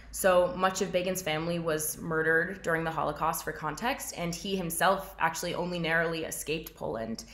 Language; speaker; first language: English; native; English